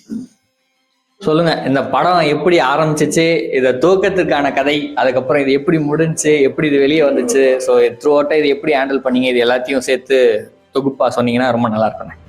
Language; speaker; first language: Tamil; native; Tamil